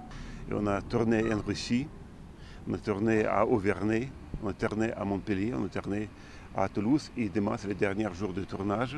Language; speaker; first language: French; non-native, fluent; Russian